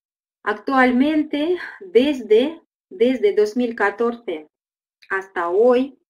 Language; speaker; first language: Spanish; non-native, fluent; Russian